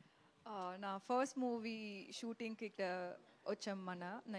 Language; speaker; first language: Telugu; non-native, learner; Tamil